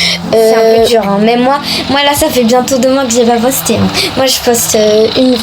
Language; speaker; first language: French; native; French